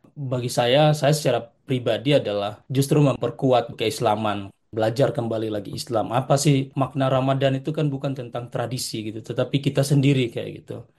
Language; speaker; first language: Indonesian; native; Indonesian